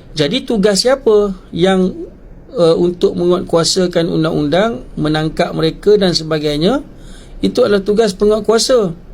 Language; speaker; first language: Malay; native; Malay